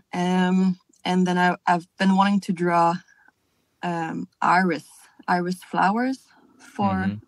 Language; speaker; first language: English; non-native, fluent; French